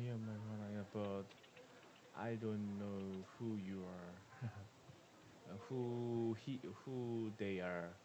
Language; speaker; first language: English; non-native, learner; Korean